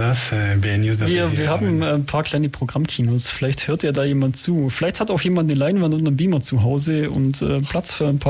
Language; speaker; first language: German; native; German